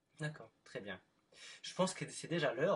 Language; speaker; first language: French; non-native, fluent; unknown